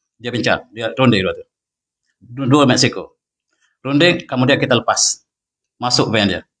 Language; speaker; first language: Malay; native; Malay